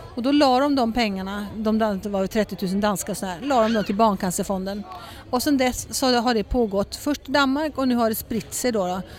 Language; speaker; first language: Swedish; early bilingual, heritage; Swedish